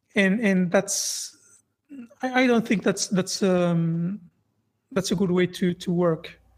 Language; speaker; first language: English; non-native, fluent; French